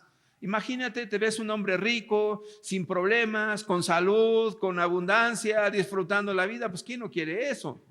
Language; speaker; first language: Spanish; native; Spanish